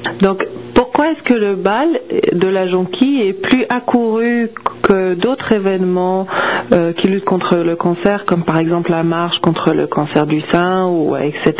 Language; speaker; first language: French; native; French